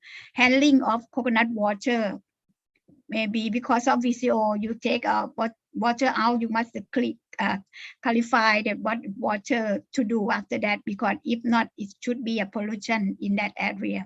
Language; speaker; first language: English; non-native, learner; Thai